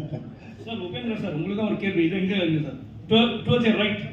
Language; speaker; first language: Tamil; native; Tamil